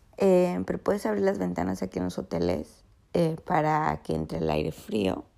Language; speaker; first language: Spanish; early bilingual, heritage; Spanish